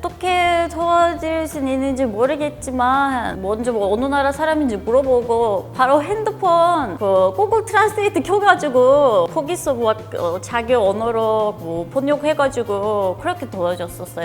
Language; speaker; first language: Korean; non-native, fluent; Turkish